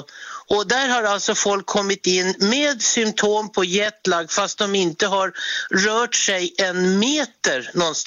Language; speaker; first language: Swedish; native; Swedish